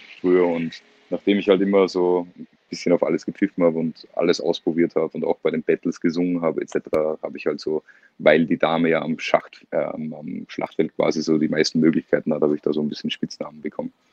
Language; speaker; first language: German; native; German